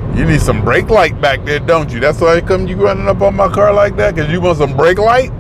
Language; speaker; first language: English; native; English